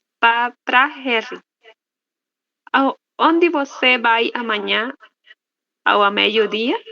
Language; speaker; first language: Portuguese; non-native, learner; Spanish